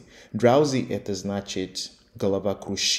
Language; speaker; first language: Russian; non-native, fluent; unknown